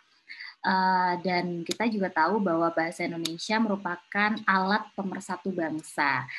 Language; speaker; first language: Indonesian; native; Indonesian